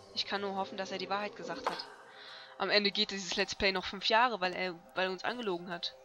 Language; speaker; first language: German; native; German